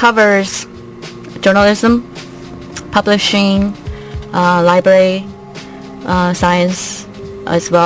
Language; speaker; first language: English; non-native, fluent; Chinese